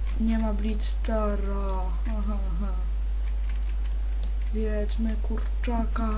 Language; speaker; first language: Polish; native; Polish